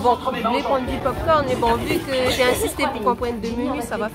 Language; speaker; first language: French; native; French